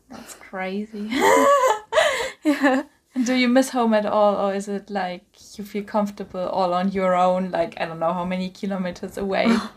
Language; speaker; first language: English; non-native, fluent; German